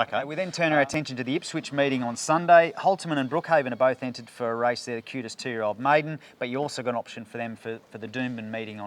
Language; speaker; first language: English; native; English